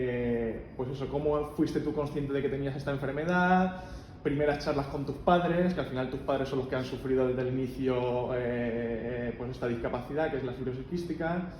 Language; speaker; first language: Spanish; native; Spanish